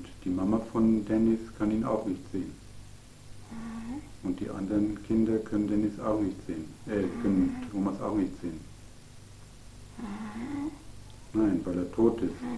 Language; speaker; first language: German; native; German